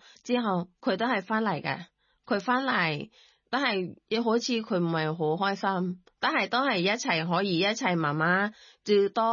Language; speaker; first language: Cantonese; non-native, learner; Thai